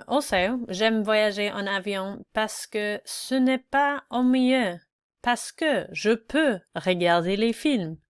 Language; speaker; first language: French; non-native, fluent; English